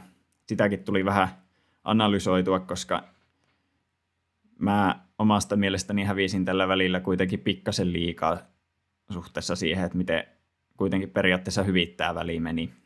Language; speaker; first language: Finnish; native; Finnish